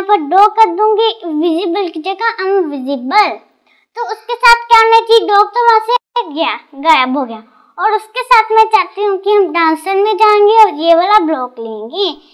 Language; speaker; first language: Hindi; non-native, local second language; Punjabi